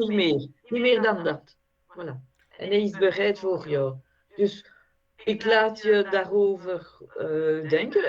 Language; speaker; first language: Dutch; non-native, fluent; French